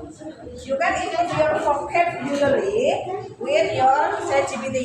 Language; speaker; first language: English; non-native, learner; Indonesian